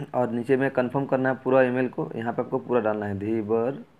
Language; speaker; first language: Hindi; native; Hindi